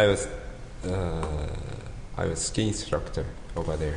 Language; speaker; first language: English; non-native, fluent; Japanese